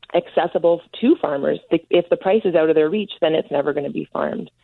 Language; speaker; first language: English; native; English